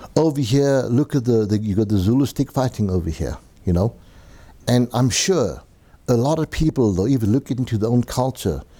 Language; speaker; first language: English; native; English